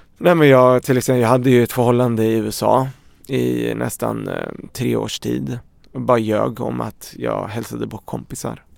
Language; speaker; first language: Swedish; early bilingual, other home language; Arabic